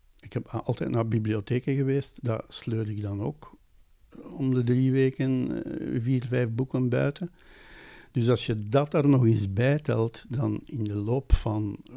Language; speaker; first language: Dutch; native; Dutch